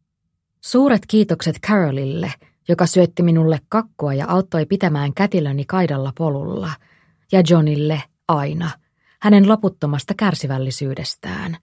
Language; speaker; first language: Finnish; native; Finnish